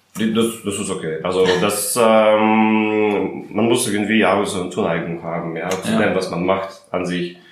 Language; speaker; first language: German; non-native, fluent; Russian